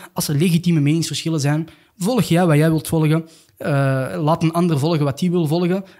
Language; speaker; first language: Dutch; early bilingual, other home language; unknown